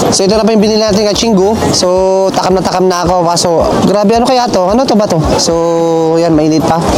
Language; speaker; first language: Filipino; native; Filipino